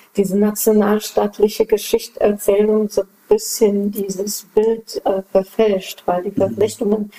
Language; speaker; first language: German; non-native, fluent; Polish